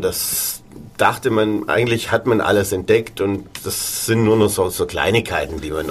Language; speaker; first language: German; native; German